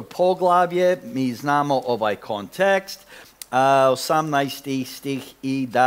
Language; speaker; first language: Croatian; non-native, fluent; English